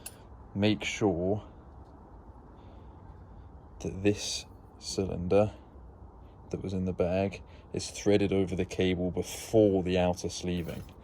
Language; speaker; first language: English; native; English